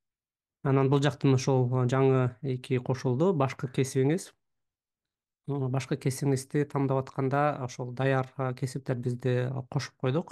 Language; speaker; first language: Kyrgyz; native; Kyrgyz